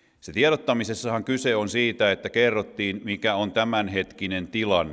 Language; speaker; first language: Finnish; native; Finnish